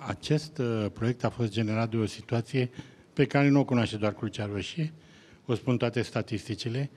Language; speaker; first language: Romanian; native; Romanian